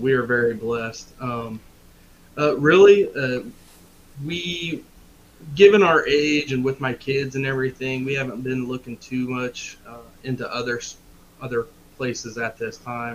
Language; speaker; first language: English; native; English